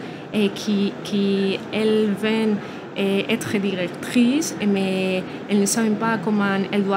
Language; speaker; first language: French; non-native, learner; Spanish